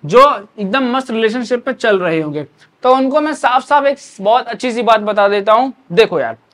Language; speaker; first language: Hindi; native; Hindi